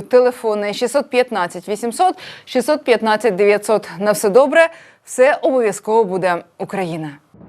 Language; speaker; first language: Ukrainian; native; Ukrainian